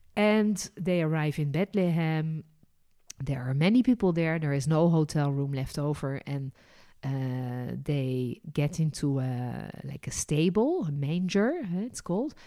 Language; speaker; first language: English; non-native, fluent; Dutch